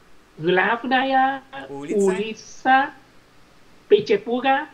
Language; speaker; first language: Russian; non-native, learner; Vietnamese